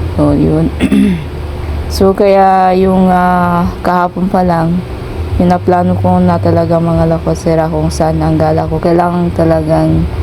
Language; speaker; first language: Filipino; non-native, local second language; Cebuano